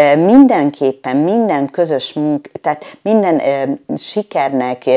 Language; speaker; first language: Hungarian; native; Hungarian